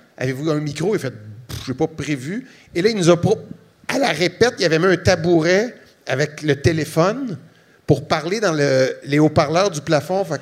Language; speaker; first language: French; native; French